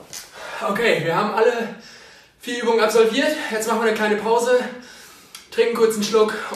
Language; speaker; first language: German; native; German